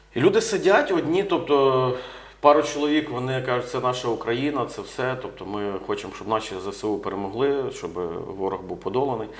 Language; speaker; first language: Ukrainian; native; Ukrainian